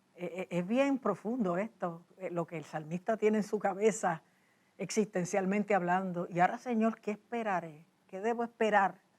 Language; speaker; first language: Spanish; native; Spanish